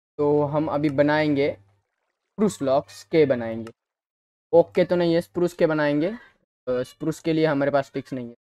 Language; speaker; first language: Hindi; native; Hindi